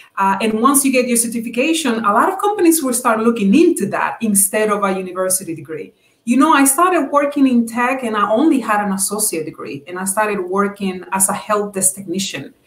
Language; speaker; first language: English; non-native, fluent; Spanish